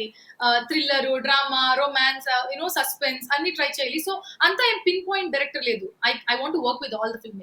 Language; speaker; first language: Telugu; non-native, local second language; Kannada